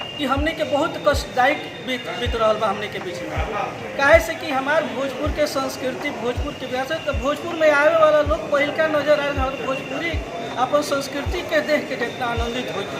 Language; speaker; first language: Bhojpuri; native; Bhojpuri